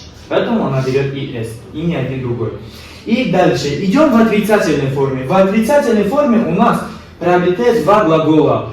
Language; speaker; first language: Russian; non-native, local second language; Tajik